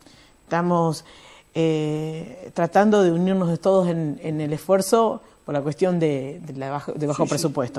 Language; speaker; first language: Spanish; native; Spanish